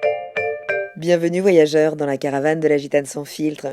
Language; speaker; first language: French; native; French